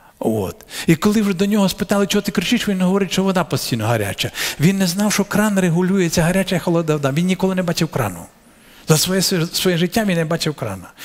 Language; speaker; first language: Ukrainian; non-native, local second language; Russian